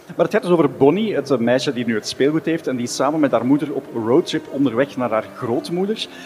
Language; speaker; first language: Dutch; native; Dutch